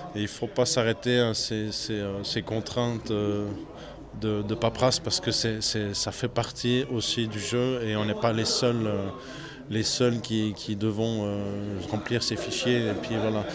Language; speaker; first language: French; native; French